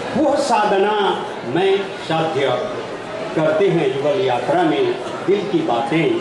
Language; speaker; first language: Hindi; non-native, local second language; Nepali